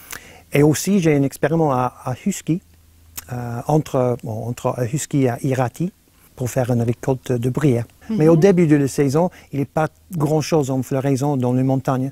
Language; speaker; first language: French; non-native, fluent; English